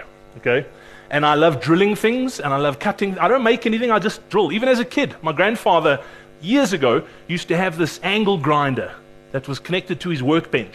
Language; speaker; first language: English; native; English